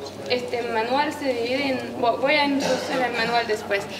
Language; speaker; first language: Spanish; non-native, learner; French